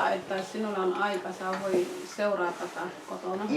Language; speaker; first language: Finnish; non-native, fluent; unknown